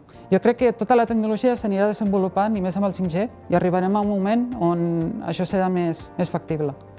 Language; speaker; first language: Catalan; native; Catalan